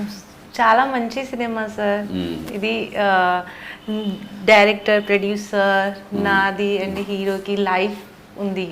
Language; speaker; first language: Telugu; non-native, learner; Hindi